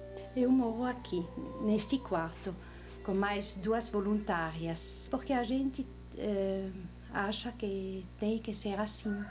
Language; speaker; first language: Portuguese; non-native, fluent; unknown